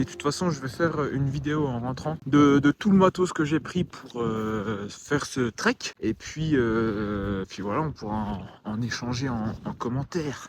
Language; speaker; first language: French; native; French